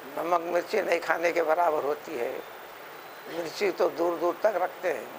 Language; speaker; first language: Urdu; native; Urdu